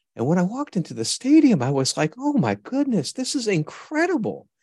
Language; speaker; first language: English; native; English